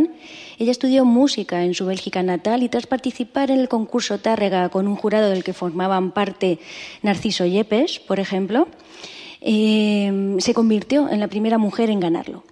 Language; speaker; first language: Spanish; native; Spanish